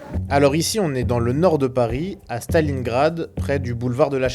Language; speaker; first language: French; native; French